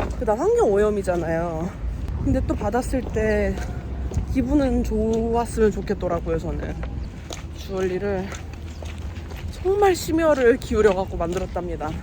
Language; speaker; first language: Korean; native; Korean